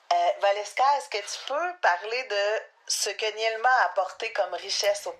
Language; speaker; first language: French; native; French